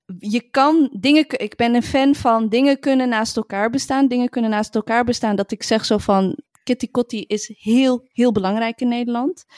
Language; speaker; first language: Dutch; early bilingual, other home language; Arabic